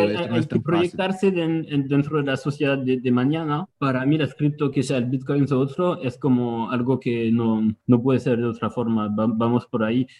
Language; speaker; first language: Spanish; non-native, fluent; French